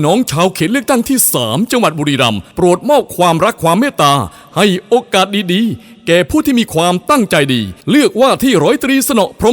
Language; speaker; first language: Thai; native; Thai